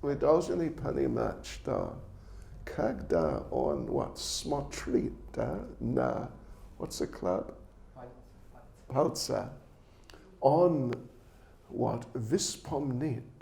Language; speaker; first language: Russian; non-native, learner; English